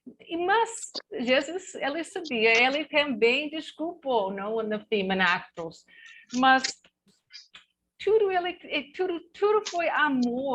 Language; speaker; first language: Portuguese; non-native, learner; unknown